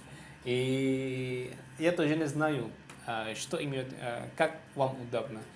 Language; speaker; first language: Russian; non-native, learner; Javanese